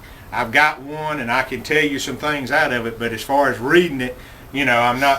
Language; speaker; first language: English; native; English